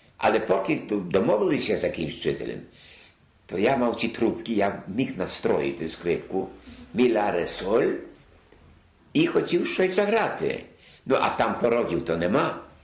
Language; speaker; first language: Ukrainian; non-native, local second language; Polish